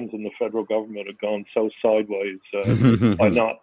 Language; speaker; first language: English; native; English